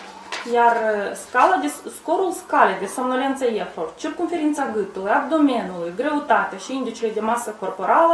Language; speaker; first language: Romanian; native; Romanian